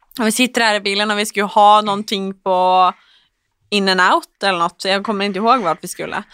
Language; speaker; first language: Swedish; native; Swedish